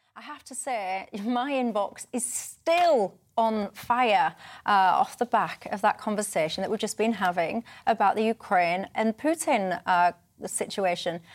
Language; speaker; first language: English; native; English